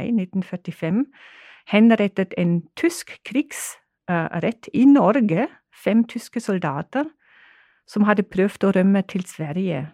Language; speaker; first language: Norwegian; non-native, fluent; German